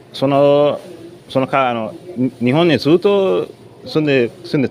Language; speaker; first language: Japanese; non-native, learner; English